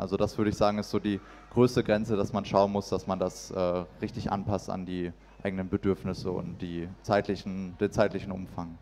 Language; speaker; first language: German; native; German